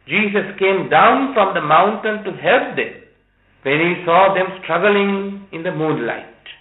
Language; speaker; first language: English; non-native, local second language; Sinhala